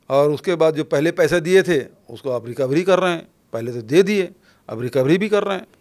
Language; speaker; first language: Hindi; native; Hindi